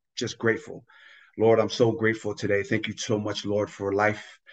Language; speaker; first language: English; non-native, fluent; Tongan